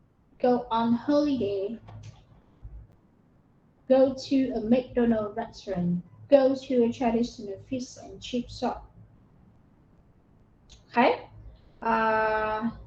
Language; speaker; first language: English; non-native, fluent; Vietnamese